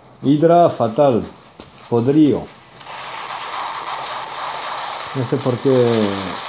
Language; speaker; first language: Spanish; non-native, learner; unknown